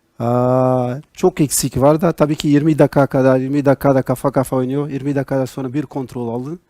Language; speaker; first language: Turkish; non-native, learner; Portuguese